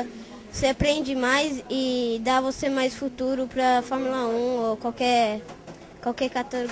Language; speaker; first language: Portuguese; early bilingual, heritage; English